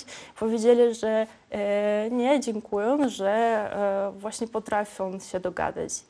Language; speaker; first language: Polish; non-native, local second language; Ukrainian